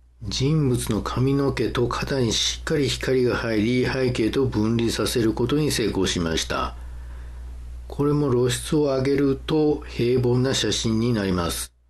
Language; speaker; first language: Japanese; native; Japanese